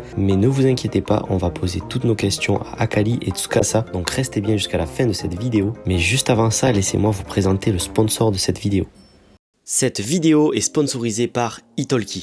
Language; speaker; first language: French; native; French